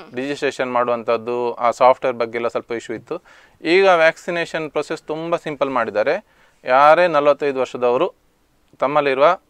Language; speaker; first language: Kannada; native; Kannada